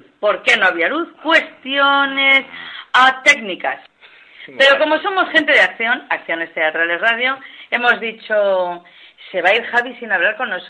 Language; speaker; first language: Spanish; native; Spanish